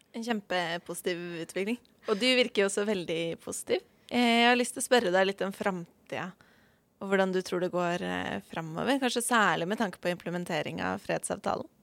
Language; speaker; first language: Norwegian; native; Norwegian